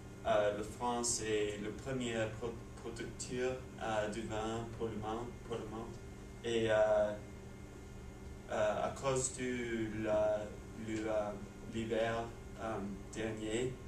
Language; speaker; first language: French; non-native, learner; English